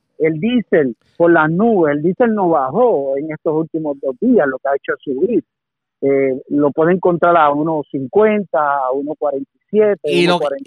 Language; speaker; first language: Spanish; native; Spanish